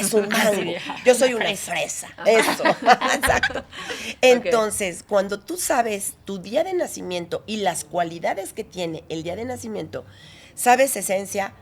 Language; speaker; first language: Spanish; native; Spanish